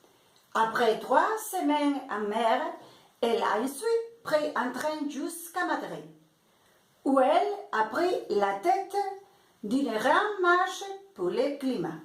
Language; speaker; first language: French; non-native, fluent; Spanish